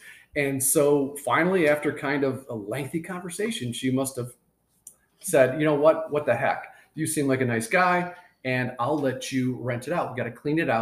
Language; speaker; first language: English; native; English